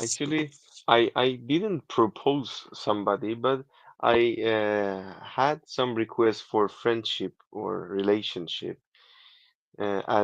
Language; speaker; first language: English; non-native, learner; Persian